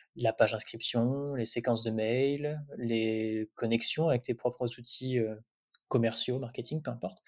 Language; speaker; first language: French; native; French